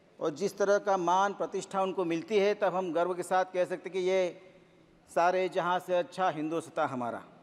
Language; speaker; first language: Hindi; non-native, local second language; Marathi